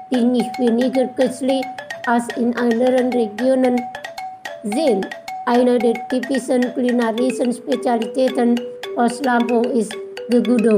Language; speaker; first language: German; non-native, fluent; Indonesian